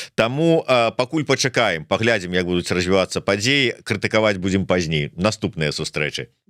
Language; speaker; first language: Belarusian; non-native, local second language; Russian